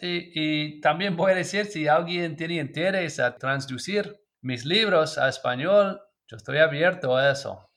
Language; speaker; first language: Spanish; non-native, learner; English